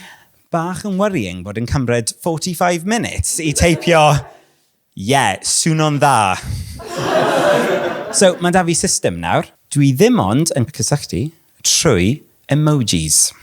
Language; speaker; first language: Welsh; non-native, local second language; English